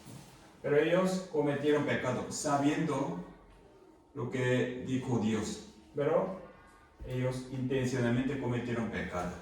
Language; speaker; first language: Spanish; non-native, fluent; Korean